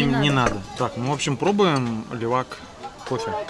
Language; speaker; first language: Russian; native; Russian